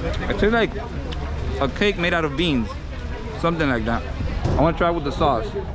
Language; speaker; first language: English; early bilingual, other home language; Spanish